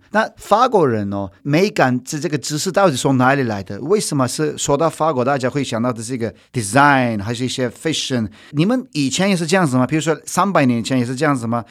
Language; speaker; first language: Chinese; non-native, fluent; Turkish